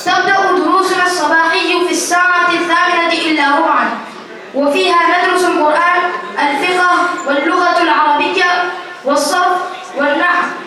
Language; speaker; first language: Arabic; non-native, learner; Urdu